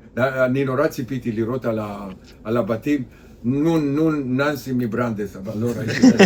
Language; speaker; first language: Hebrew; non-native, fluent; Romanian